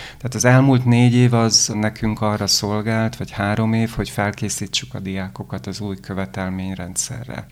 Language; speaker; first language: Hungarian; native; Hungarian